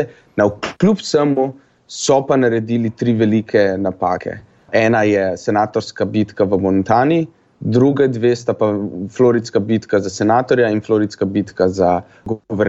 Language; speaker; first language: Slovenian; native; Slovenian